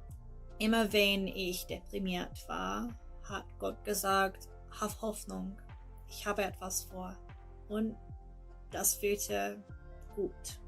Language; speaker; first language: German; non-native, learner; English